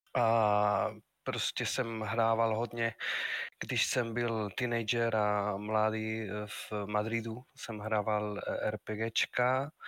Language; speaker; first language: Czech; non-native, fluent; Spanish